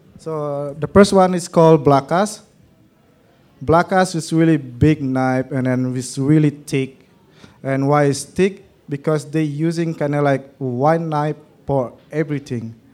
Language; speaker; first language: English; non-native, learner; Indonesian